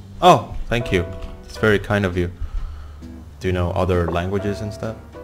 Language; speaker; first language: English; non-native, fluent; Indonesian